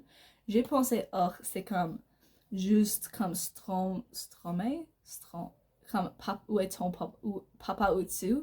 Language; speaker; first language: French; non-native, learner; English